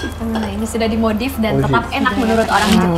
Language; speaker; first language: Indonesian; native; Indonesian